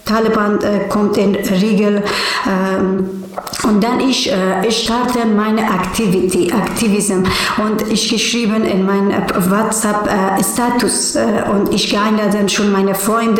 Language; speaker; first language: German; non-native, learner; Persian